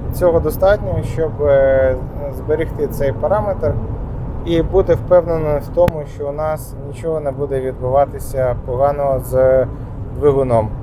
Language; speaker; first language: Ukrainian; non-native, local second language; Russian